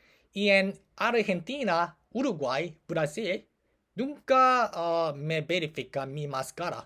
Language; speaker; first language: Spanish; non-native, learner; Korean